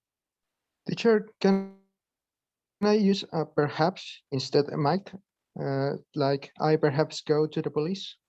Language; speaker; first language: English; non-native, learner; Spanish